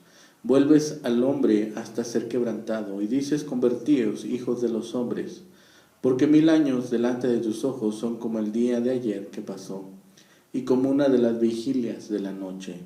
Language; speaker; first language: Spanish; native; Spanish